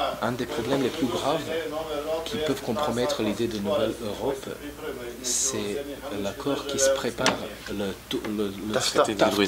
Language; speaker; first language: French; non-native, fluent; Serbian